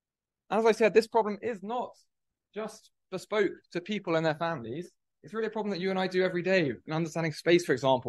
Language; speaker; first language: English; native; English